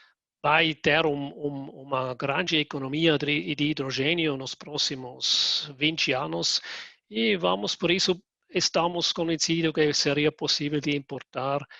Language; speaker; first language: Portuguese; non-native, fluent; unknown